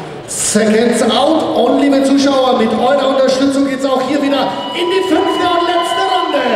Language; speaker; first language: German; native; German